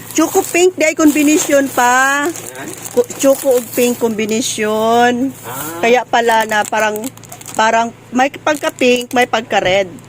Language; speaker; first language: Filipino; non-native, local second language; Cebuano